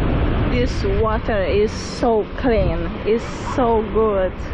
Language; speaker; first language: English; non-native, learner; Portuguese